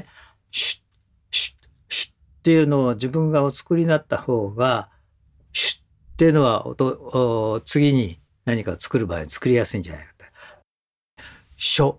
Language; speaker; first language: Japanese; native; Japanese